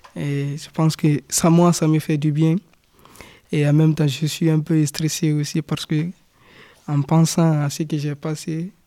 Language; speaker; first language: French; non-native, local second language; Fula